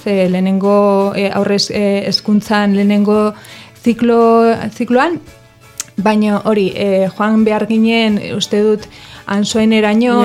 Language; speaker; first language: Basque; non-native, local second language; Spanish